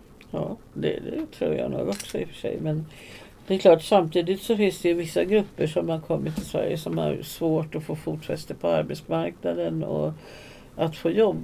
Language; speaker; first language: Swedish; native; Swedish